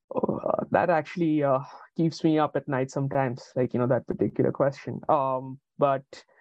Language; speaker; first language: English; non-native, local second language; Bangla